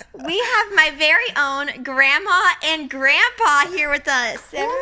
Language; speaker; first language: English; native; English